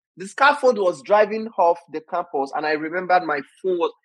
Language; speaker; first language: English; non-native, local second language; Yoruba